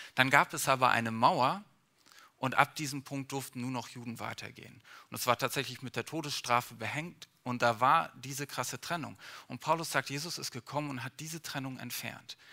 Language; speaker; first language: German; early bilingual, other home language; English